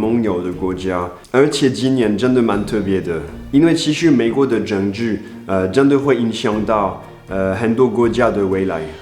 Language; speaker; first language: Chinese; non-native, fluent; French